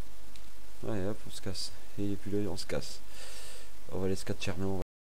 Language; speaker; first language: French; native; French